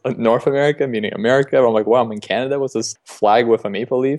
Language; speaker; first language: English; early bilingual, other home language; Russian